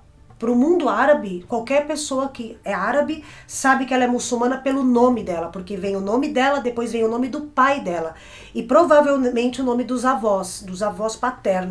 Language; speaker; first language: Portuguese; native; Portuguese